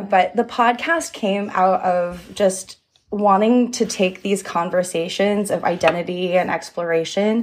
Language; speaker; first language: English; early bilingual, other home language; Japanese